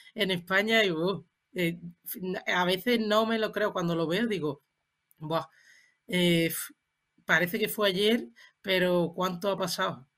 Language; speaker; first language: Spanish; native; Spanish